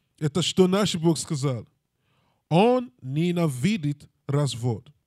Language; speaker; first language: Russian; non-native, learner; English